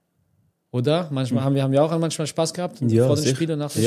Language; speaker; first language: German; non-native, fluent; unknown